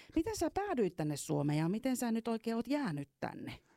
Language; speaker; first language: Finnish; native; Finnish